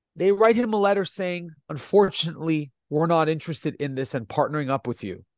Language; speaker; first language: English; non-native, fluent; Italian